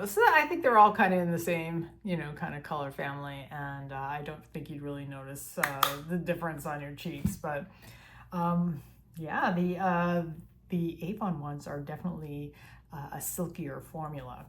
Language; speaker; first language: English; native; English